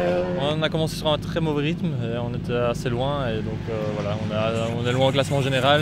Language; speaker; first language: French; native; French